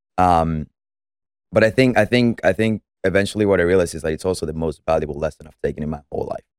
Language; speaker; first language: English; non-native, fluent; Spanish